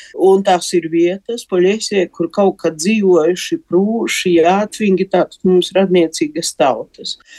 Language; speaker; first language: Latvian; native; Latvian